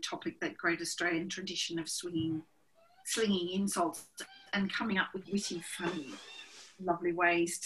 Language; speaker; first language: English; native; English